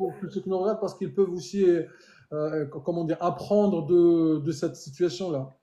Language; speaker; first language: French; native; French